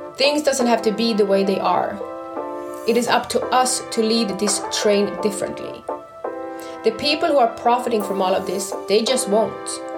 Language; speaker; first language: English; non-native, fluent; Swedish